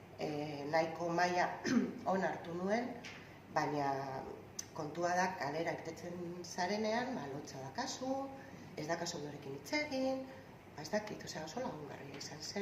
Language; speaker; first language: Basque; non-native, local second language; Spanish